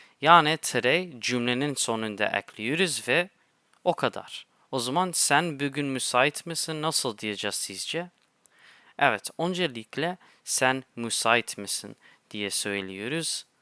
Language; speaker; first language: Turkish; non-native, fluent; English